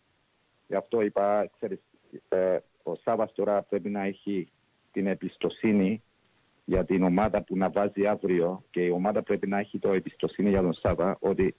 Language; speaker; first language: Greek; early bilingual, heritage; English